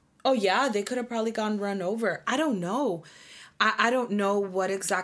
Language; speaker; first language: English; early bilingual, other home language; Spanish